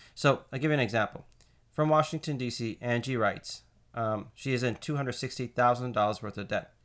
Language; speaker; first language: English; native; English